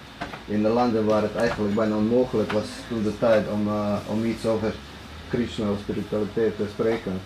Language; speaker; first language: Dutch; non-native, fluent; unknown